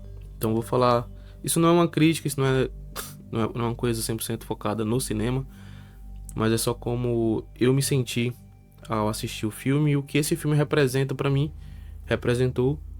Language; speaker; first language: Portuguese; native; Portuguese